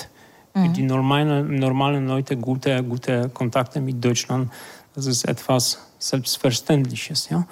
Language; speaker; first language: German; non-native, fluent; Polish